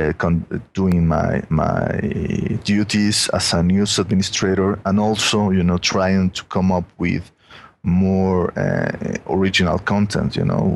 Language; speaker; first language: English; non-native, fluent; Spanish